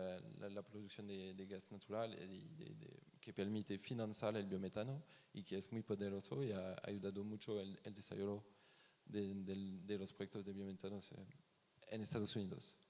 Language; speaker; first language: Spanish; non-native, fluent; French